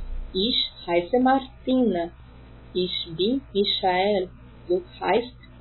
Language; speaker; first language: German; non-native, fluent; Portuguese